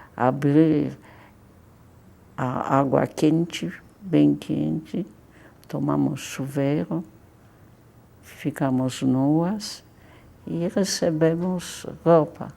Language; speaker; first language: Portuguese; non-native, fluent; Polish